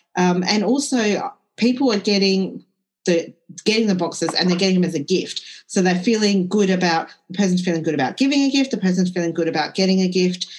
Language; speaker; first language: English; early bilingual, other home language; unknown